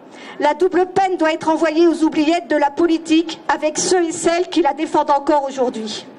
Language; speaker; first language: French; native; French